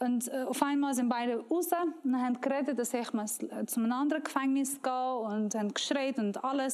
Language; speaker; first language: German; non-native, learner; Persian